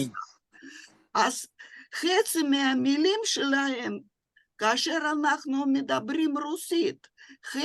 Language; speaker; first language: Hebrew; non-native, fluent; Russian